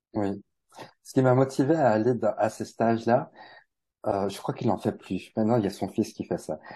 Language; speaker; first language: French; native; French